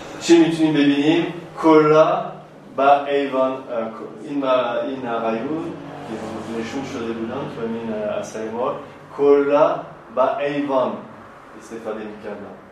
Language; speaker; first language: Persian; non-native, fluent; French